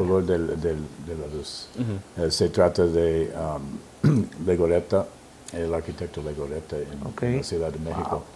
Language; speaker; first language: Spanish; non-native, fluent; English